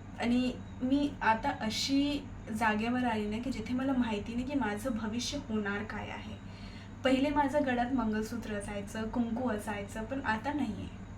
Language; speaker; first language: Marathi; non-native, local second language; Hindi